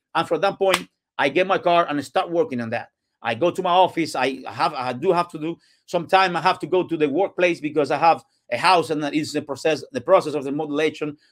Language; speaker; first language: English; non-native, learner; Spanish